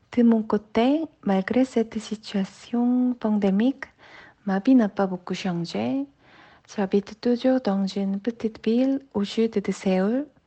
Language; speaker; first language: French; non-native, fluent; Korean